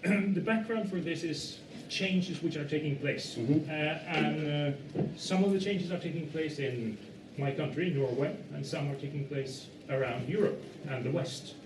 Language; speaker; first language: English; non-native, fluent; Norwegian